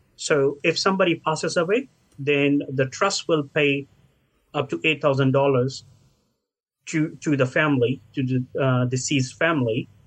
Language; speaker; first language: English; non-native, local second language; Hindi